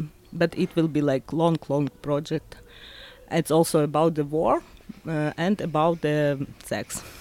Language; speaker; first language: English; non-native, learner; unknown